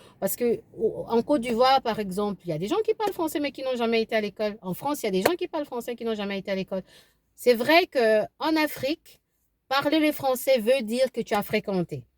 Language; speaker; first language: French; non-native, local second language; Lingala